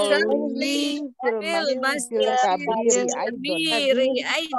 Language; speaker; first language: Arabic; non-native, learner; Indonesian